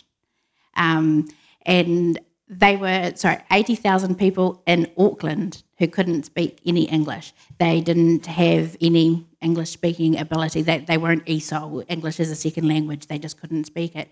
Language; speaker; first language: English; native; English